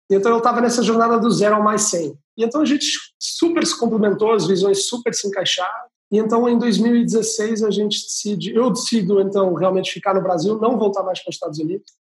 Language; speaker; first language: Portuguese; native; Portuguese